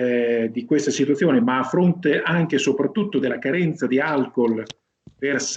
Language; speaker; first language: Italian; native; Italian